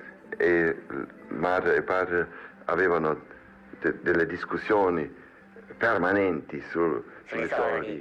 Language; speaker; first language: Italian; non-native, learner; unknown